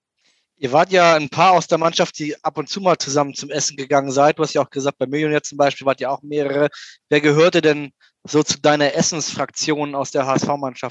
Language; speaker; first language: German; native; German